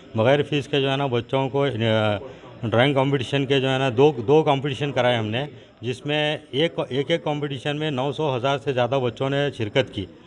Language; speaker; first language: Hindi; non-native, local second language; Urdu